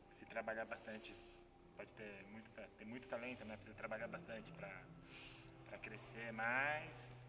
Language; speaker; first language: Portuguese; native; Portuguese